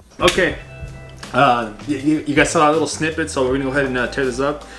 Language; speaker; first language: English; early bilingual, other home language; Spanish